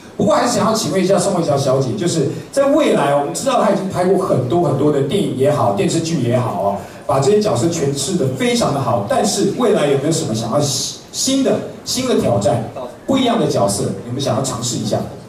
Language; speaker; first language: Chinese; native; Chinese